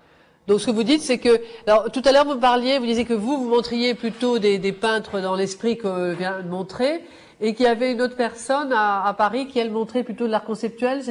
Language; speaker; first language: French; native; French